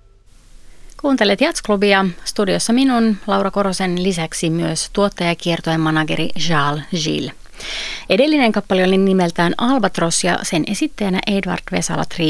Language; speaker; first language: Finnish; native; Finnish